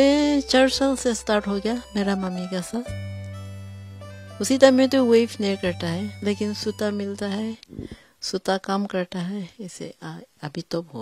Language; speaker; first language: Hindi; non-native, local second language; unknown